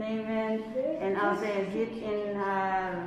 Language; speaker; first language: Dutch; non-native, learner; Filipino